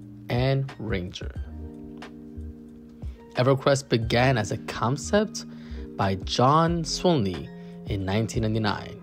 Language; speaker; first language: English; native; English